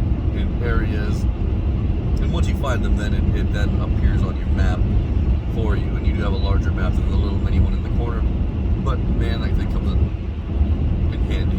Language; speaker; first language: English; native; English